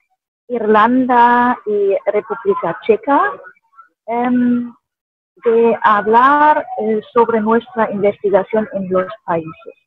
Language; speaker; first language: Spanish; non-native, fluent; German